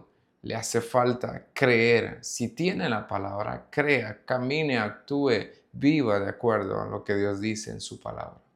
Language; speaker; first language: Spanish; native; Spanish